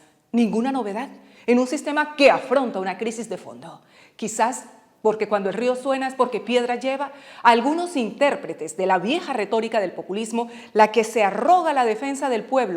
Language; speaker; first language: Spanish; native; Spanish